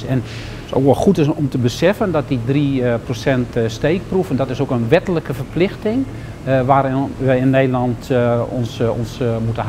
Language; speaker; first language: Dutch; native; Dutch